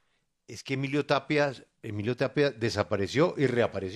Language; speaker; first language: Spanish; native; Spanish